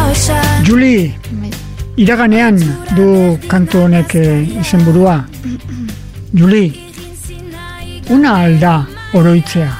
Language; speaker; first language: Basque; native; Basque